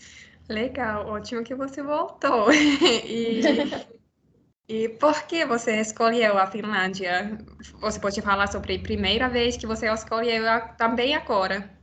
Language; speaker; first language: Portuguese; non-native, learner; Finnish